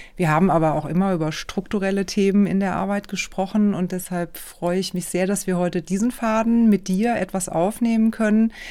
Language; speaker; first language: German; native; German